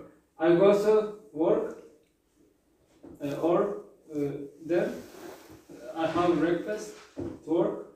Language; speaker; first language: English; non-native, learner; Turkmen